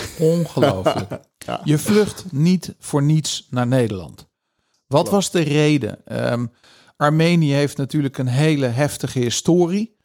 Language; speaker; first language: Dutch; native; Dutch